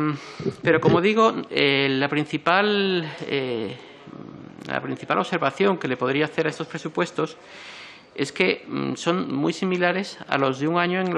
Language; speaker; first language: Spanish; native; Spanish